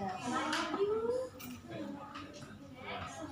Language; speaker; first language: English; non-native, learner; Indonesian